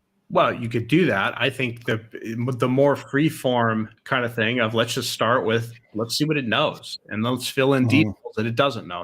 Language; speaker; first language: English; native; English